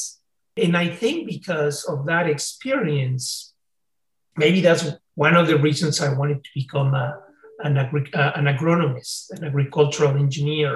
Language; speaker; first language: English; non-native, fluent; Spanish